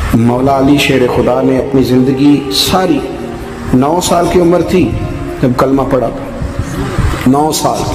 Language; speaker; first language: Urdu; non-native, local second language; Punjabi